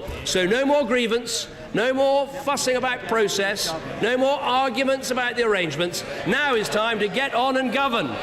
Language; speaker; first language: English; native; English